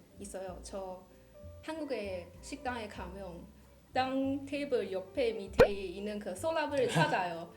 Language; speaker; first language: Korean; non-native, learner; Chinese